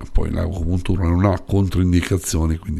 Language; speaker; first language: Italian; native; Italian